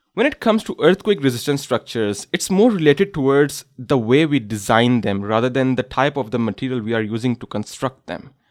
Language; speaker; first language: English; non-native, local second language; Urdu